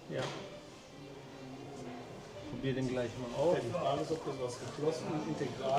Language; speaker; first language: German; native; German